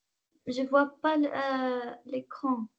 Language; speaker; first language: French; non-native, learner; Arabic